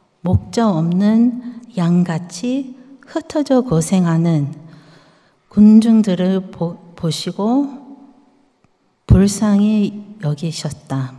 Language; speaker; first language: Korean; early bilingual, heritage; Korean